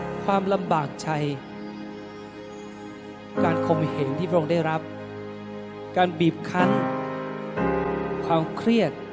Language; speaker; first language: Thai; native; Thai